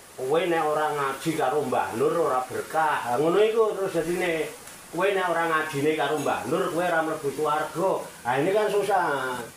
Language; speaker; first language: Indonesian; non-native, local second language; Javanese